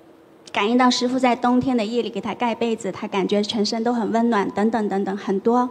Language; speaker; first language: Chinese; native; Chinese